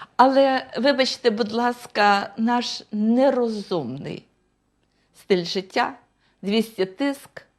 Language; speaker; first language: Ukrainian; non-native, fluent; Russian